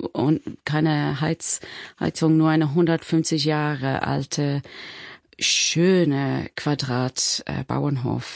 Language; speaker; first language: German; non-native, fluent; English